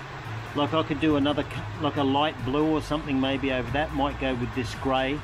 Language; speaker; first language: English; native; English